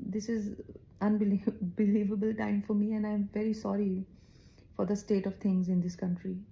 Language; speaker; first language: Hindi; native; Hindi